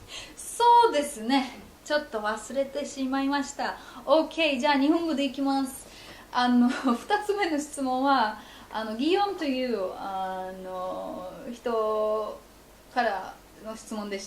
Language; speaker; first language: Japanese; non-native, fluent; Polish